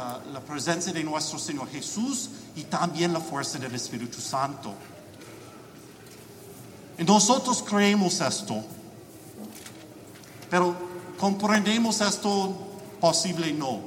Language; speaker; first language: Spanish; non-native, learner; English